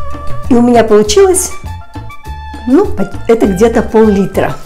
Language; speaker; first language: Russian; native; Russian